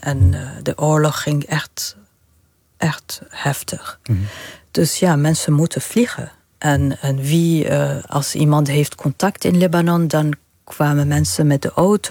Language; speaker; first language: Dutch; non-native, fluent; Arabic